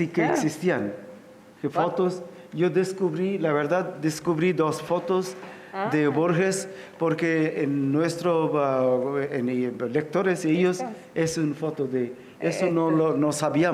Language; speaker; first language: Spanish; non-native, fluent; Bangla